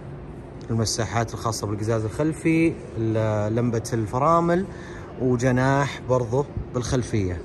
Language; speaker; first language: Arabic; native; Arabic